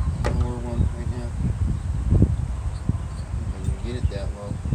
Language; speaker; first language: English; native; English